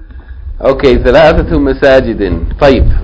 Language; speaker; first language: Arabic; non-native, fluent; English